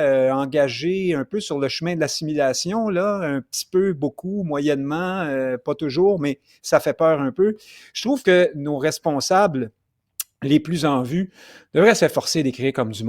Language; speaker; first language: French; native; French